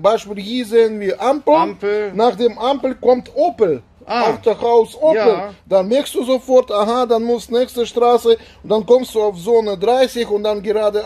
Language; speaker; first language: German; non-native, learner; Russian